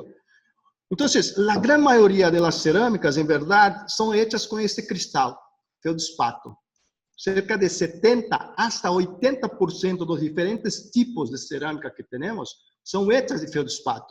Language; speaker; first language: Spanish; non-native, fluent; Portuguese